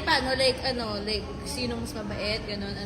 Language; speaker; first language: Filipino; native; Filipino